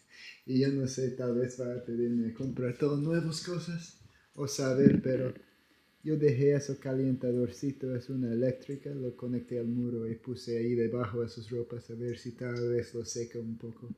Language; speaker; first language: Spanish; non-native, learner; English